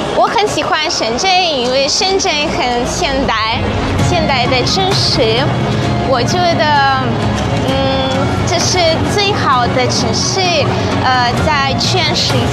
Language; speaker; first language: Chinese; non-native, learner; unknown